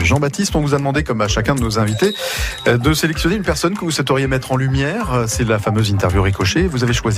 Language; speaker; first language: French; native; French